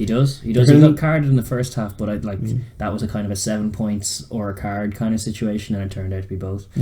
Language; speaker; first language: English; native; English